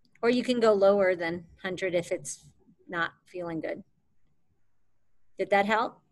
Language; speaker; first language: English; native; English